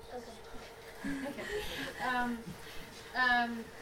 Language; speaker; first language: English; native; English